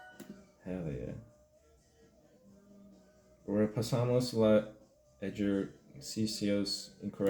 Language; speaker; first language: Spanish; non-native, learner; English